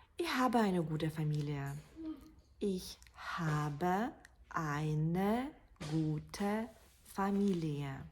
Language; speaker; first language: German; non-native, fluent; Ukrainian